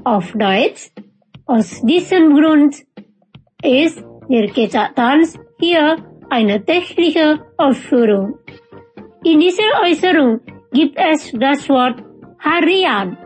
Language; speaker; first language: German; non-native, fluent; Indonesian